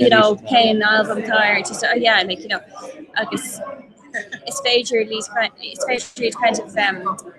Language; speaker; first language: Irish; non-native, local second language; English